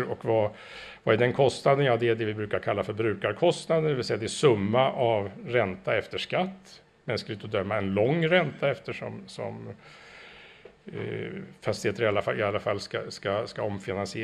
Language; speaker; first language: Swedish; native; Swedish